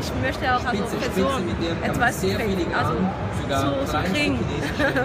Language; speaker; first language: German; non-native, learner; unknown